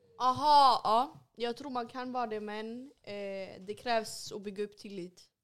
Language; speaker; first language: Swedish; early bilingual, other home language; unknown